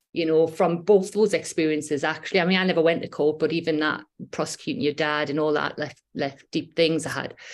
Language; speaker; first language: English; native; English